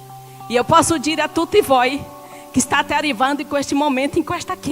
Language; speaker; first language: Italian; non-native, learner; Portuguese